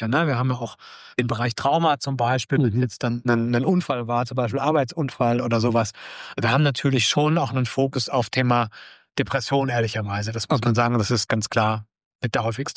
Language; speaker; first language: German; native; German